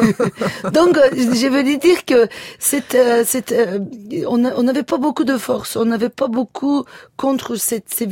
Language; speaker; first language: French; non-native, fluent; Turkish